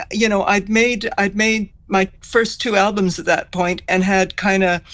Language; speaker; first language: English; native; English